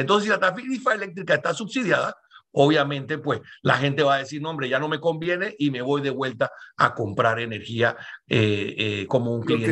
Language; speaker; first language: Spanish; native; Spanish